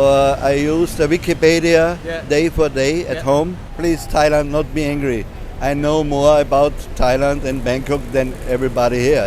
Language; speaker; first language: English; non-native, learner; German